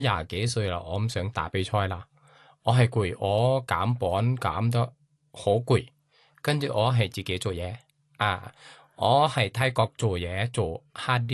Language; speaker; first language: Cantonese; non-native, learner; Thai